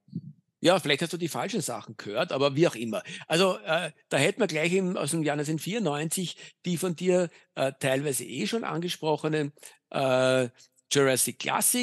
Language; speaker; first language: German; native; German